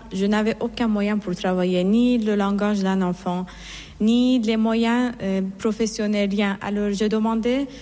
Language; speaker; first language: French; non-native, fluent; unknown